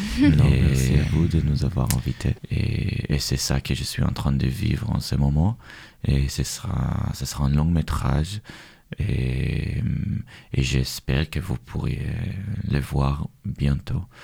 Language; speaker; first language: French; non-native, fluent; Hebrew